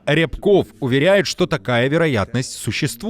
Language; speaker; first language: Russian; native; Russian